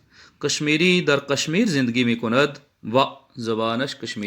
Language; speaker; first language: Persian; non-native, fluent; Urdu